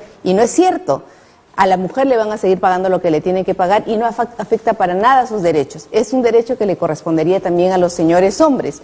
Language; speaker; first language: Spanish; native; Spanish